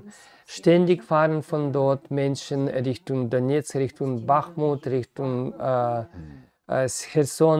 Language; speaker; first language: German; non-native, fluent; Ukrainian